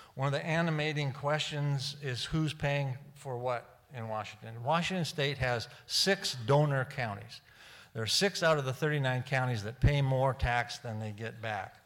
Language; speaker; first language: English; native; English